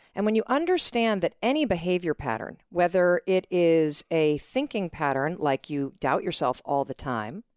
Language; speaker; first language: English; native; English